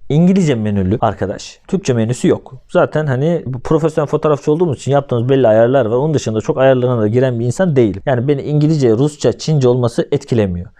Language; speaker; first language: Turkish; native; Turkish